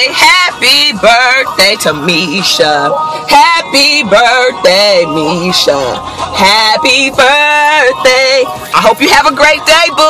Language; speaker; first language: English; native; English